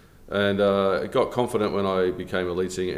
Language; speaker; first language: English; native; English